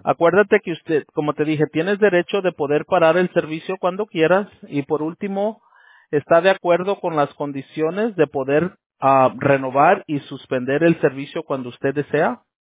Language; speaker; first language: Spanish; early bilingual, heritage; Spanish